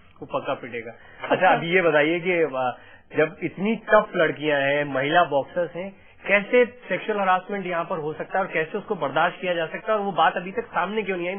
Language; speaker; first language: Hindi; native; Hindi